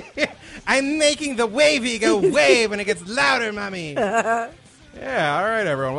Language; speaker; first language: English; native; English